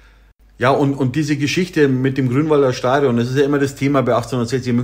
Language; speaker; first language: German; native; German